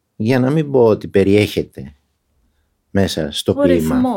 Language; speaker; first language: Greek; early bilingual, other home language; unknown